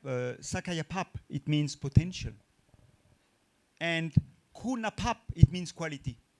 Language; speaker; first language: English; non-native, fluent; French